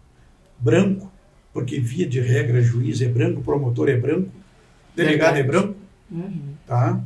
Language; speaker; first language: Portuguese; native; Portuguese